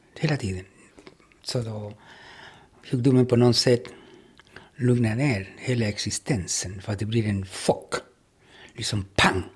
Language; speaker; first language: Swedish; non-native, fluent; Spanish